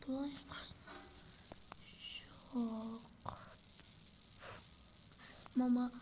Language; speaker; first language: Kazakh; native; Kazakh